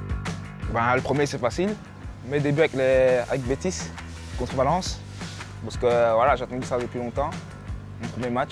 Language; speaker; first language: French; early bilingual, other home language; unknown